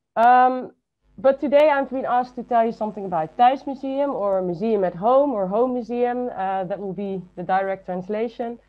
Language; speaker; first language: English; non-native, fluent; Dutch